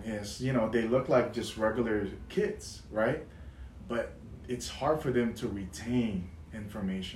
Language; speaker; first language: English; non-native, local second language; Filipino